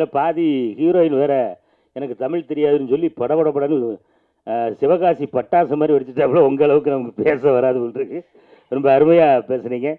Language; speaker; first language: Tamil; native; Tamil